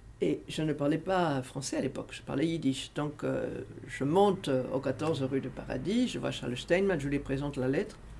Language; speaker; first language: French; non-native, fluent; Spanish